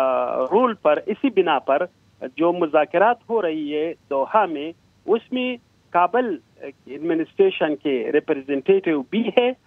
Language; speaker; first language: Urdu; non-native, fluent; Pashto